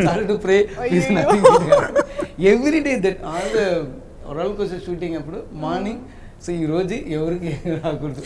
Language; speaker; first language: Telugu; non-native, learner; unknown